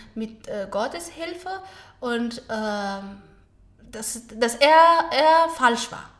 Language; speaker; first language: German; non-native, learner; Pashto